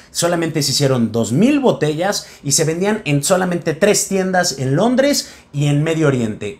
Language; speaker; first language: Spanish; native; Spanish